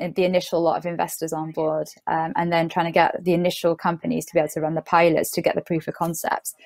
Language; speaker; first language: English; native; English